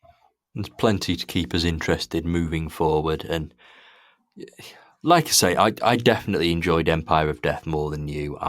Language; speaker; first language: English; native; English